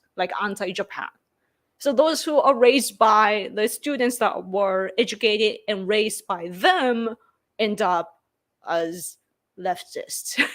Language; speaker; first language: English; non-native, fluent; Japanese